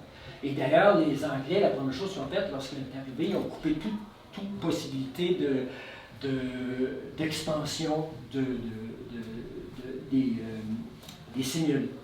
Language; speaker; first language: French; native; French